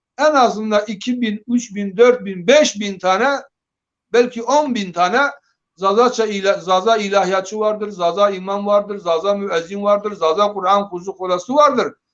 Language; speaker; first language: Turkish; non-native, local second language; Zaza